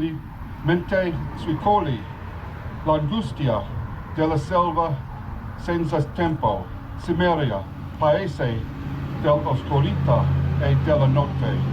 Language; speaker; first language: Italian; non-native, learner; English